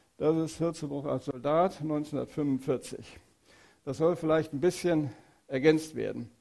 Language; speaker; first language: German; native; German